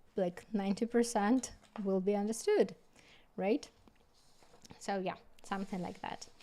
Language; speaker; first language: English; non-native, fluent; Russian